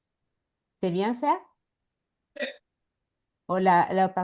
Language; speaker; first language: French; non-native, learner; Spanish